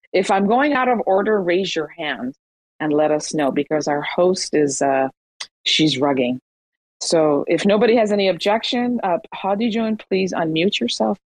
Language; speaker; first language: English; non-native, fluent; Persian